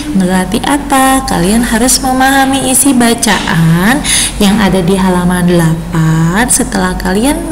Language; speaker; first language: Indonesian; native; Indonesian